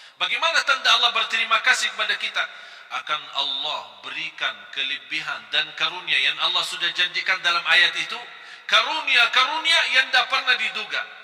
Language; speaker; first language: Malay; non-native, fluent; Arabic